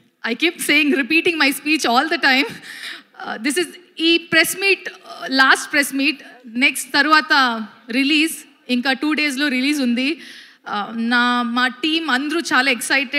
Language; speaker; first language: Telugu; non-native, learner; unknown